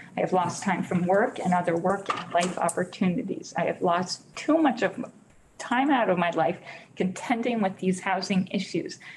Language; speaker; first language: English; native; English